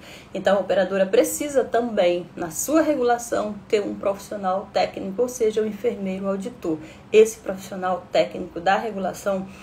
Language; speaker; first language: Portuguese; native; Portuguese